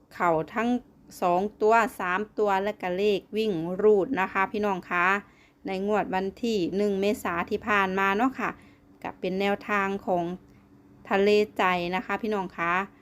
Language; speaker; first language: Thai; native; Thai